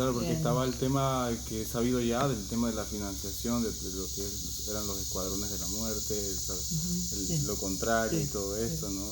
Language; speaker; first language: Spanish; native; Spanish